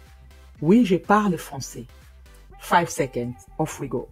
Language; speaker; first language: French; non-native, fluent; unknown